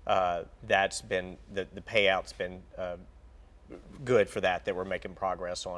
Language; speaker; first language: English; native; English